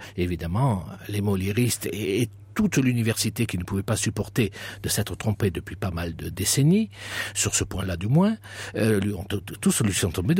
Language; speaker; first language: French; native; French